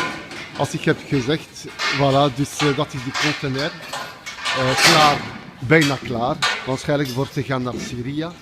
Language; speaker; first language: Dutch; non-native, learner; French